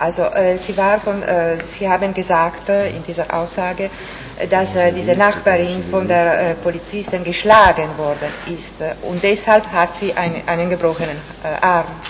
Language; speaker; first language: German; non-native, fluent; Italian